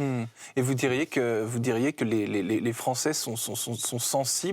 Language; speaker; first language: French; native; French